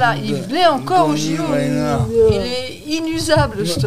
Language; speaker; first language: French; native; French